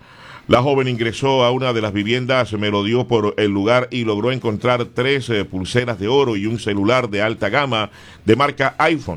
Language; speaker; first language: Spanish; native; Spanish